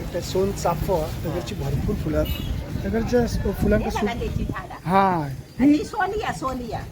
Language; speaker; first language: Marathi; native; Marathi